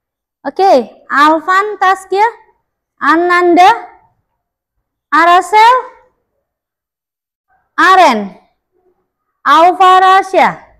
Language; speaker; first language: English; non-native, learner; Indonesian